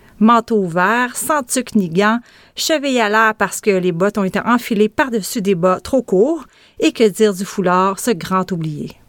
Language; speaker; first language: French; native; French